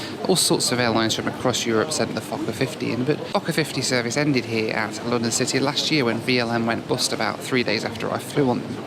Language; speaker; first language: English; native; English